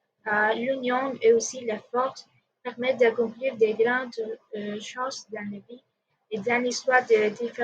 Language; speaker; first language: French; non-native, learner; Spanish